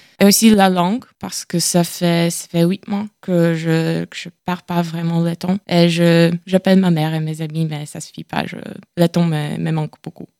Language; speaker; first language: French; non-native, learner; Latvian